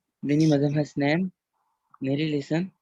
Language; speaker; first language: Turkish; non-native, learner; Urdu